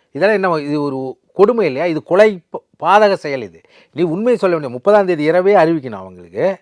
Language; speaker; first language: Tamil; native; Tamil